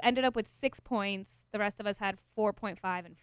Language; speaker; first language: English; native; English